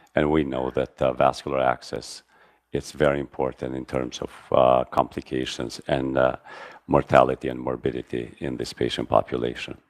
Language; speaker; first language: English; non-native, fluent; Albanian